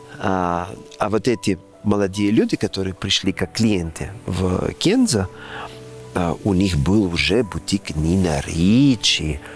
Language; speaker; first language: Russian; non-native, fluent; Greek